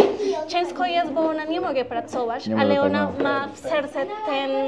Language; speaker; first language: Polish; non-native, learner; Spanish